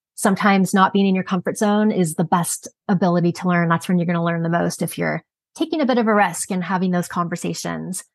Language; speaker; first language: English; native; English